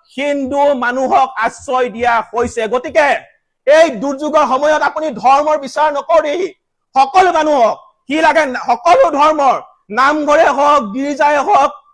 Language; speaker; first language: Assamese; native; Assamese